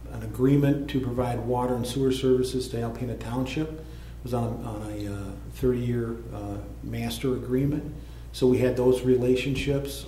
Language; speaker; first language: English; native; English